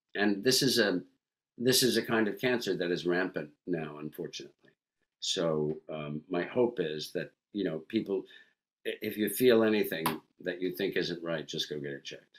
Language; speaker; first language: English; native; English